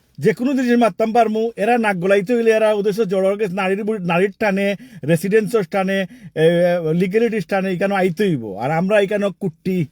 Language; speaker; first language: Bangla; early bilingual, heritage; Sylheti